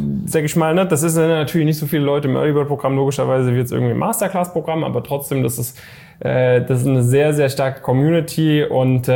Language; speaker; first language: German; native; German